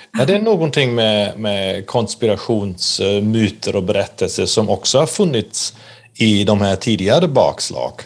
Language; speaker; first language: Swedish; non-native, fluent; German